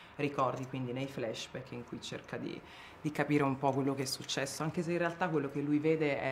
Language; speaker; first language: Italian; native; Italian